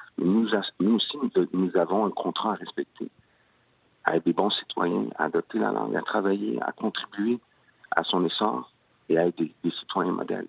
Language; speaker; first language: French; early bilingual, other home language; Spanish